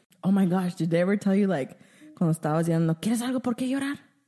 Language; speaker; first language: Spanish; early bilingual, heritage; Spanish